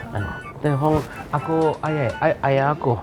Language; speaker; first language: Indonesian; non-native, learner; Japanese